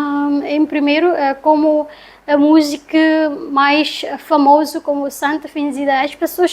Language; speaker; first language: Portuguese; non-native, learner; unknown